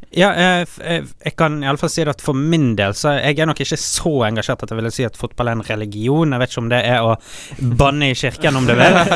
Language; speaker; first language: Norwegian; native; Norwegian